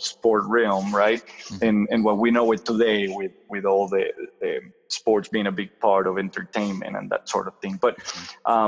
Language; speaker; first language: English; non-native, fluent; Spanish